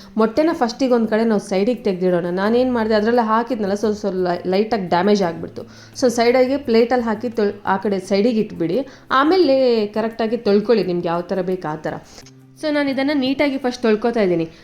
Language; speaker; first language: Kannada; non-native, local second language; Tulu